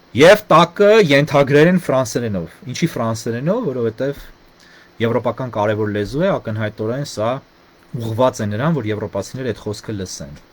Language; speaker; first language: Armenian; native; Armenian